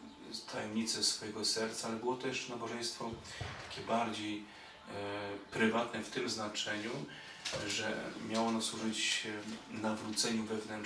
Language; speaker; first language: Polish; native; Polish